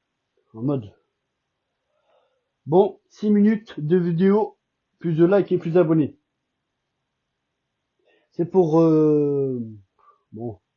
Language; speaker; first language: French; non-native, fluent; Albanian